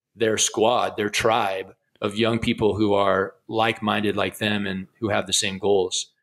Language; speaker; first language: English; native; English